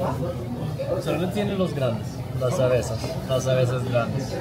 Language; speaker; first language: Spanish; non-native, learner; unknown